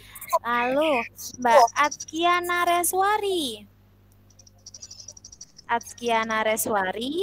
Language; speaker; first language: Indonesian; native; Indonesian